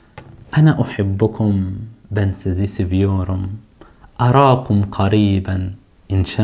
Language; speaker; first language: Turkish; non-native, fluent; Arabic